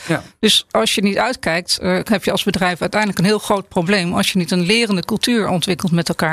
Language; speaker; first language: Dutch; native; Dutch